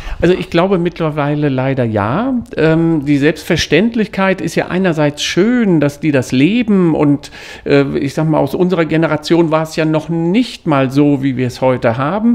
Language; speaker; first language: German; native; German